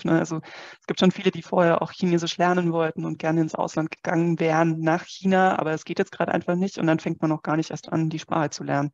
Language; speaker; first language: German; native; German